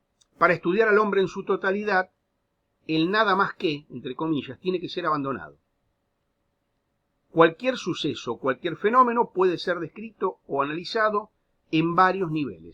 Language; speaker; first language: Spanish; native; Spanish